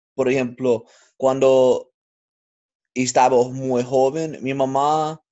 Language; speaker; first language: Spanish; non-native, learner; English